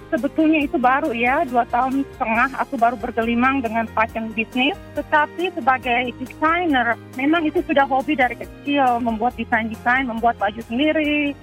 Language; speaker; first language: Indonesian; native; Indonesian